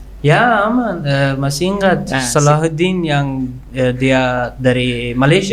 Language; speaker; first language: Indonesian; non-native, learner; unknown